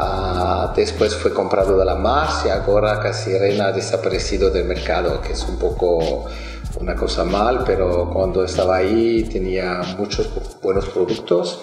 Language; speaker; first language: Spanish; non-native, fluent; French